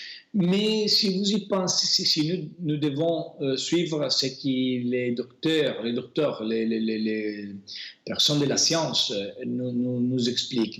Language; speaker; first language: French; non-native, fluent; Italian